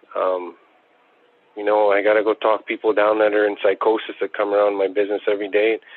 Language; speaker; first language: English; native; English